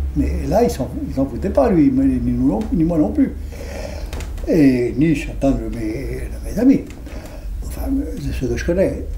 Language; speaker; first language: French; native; French